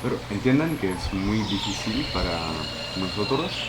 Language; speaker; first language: Spanish; non-native, fluent; French